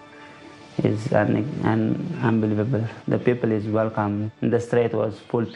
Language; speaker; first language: English; non-native, learner; Tigrinya